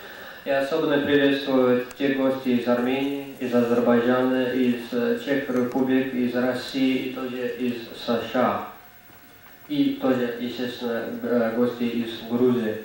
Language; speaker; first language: Russian; non-native, learner; English